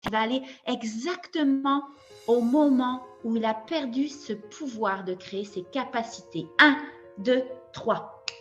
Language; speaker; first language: French; native; French